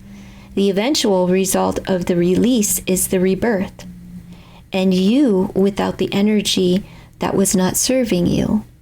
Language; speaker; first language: English; native; English